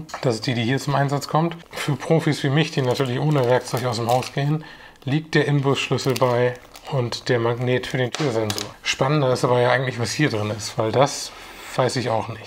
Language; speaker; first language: German; native; German